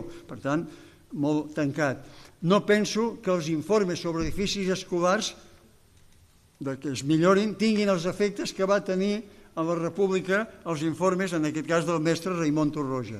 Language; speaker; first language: Catalan; native; Catalan